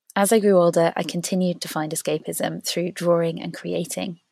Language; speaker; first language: English; native; English